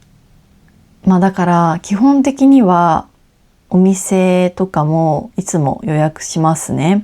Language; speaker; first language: Japanese; native; Japanese